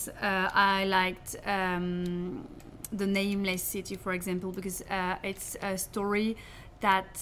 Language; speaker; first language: English; non-native, fluent; French